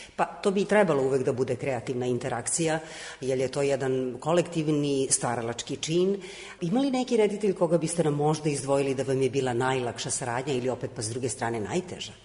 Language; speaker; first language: Croatian; native; Croatian